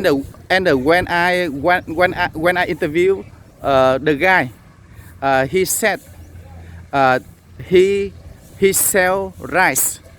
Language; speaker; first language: English; non-native, learner; Vietnamese